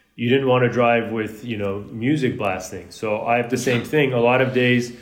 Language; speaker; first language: English; early bilingual, other home language; Spanish